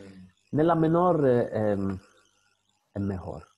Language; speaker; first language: Spanish; non-native, fluent; Italian